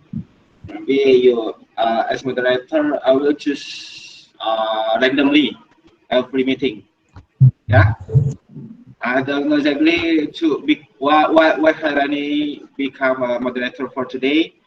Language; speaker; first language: English; non-native, learner; Indonesian